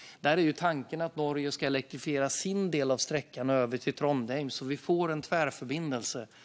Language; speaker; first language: Swedish; native; Swedish